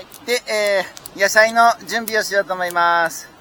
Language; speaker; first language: Japanese; native; Japanese